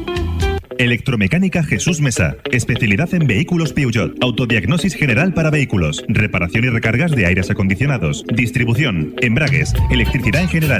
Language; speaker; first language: Spanish; native; Spanish